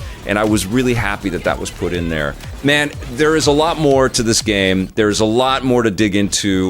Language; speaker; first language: English; native; English